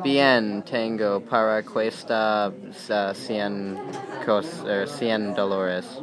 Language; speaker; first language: Spanish; non-native, learner; English